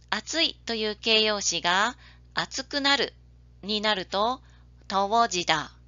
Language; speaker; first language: Japanese; native; Japanese